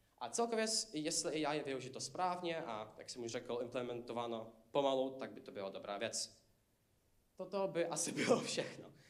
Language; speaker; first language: Czech; non-native, fluent; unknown